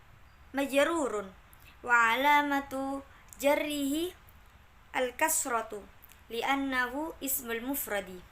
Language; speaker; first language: Arabic; non-native, learner; Indonesian